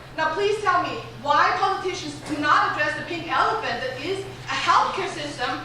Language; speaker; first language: English; non-native, fluent; German